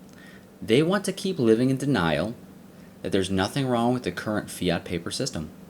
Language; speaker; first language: English; native; English